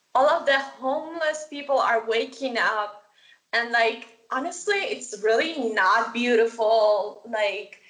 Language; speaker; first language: English; non-native, fluent; Spanish